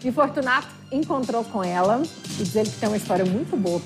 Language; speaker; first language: Portuguese; native; Portuguese